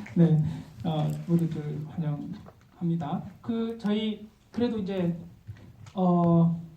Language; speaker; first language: Korean; native; Korean